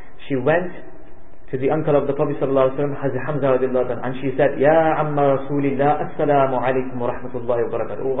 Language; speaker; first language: English; early bilingual, other home language; Urdu